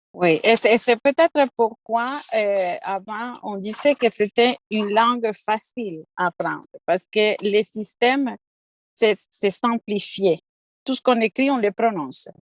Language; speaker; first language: French; non-native, fluent; Spanish